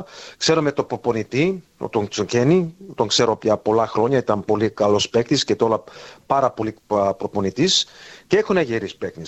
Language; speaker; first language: Greek; early bilingual, heritage; English